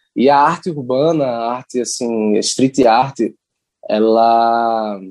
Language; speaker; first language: Portuguese; native; Portuguese